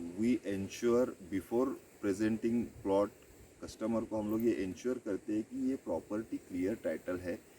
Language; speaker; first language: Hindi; non-native, local second language; Marathi